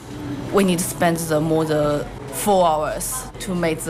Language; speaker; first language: English; non-native, learner; Chinese